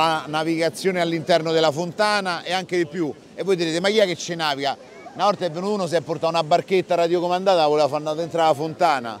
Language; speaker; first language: Italian; native; Italian